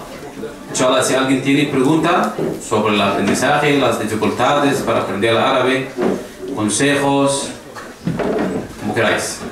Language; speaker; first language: Spanish; non-native, fluent; Arabic